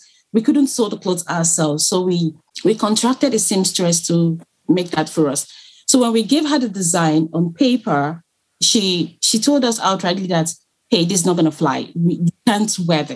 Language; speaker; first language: English; non-native, local second language; Igbo